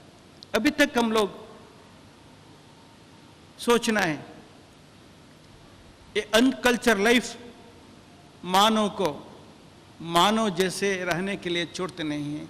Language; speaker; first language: Hindi; non-native, local second language; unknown